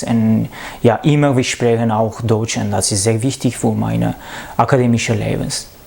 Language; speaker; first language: German; non-native, learner; French